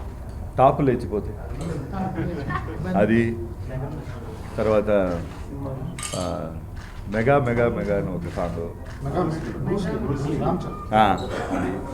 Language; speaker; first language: Telugu; non-native, learner; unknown